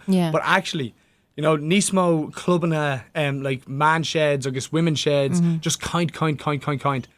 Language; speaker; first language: Irish; non-native, local second language; English